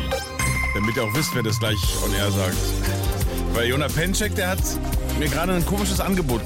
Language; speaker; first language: German; native; German